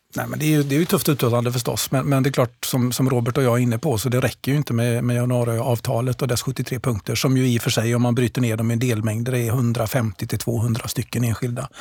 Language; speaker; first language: Swedish; native; Swedish